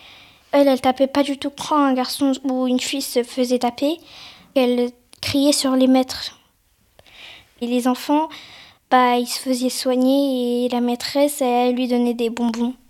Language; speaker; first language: French; early bilingual, other home language; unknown